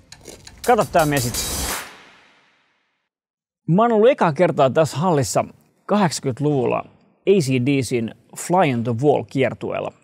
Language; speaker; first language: Finnish; native; Finnish